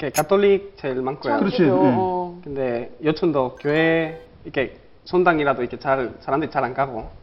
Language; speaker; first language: Korean; non-native, learner; Spanish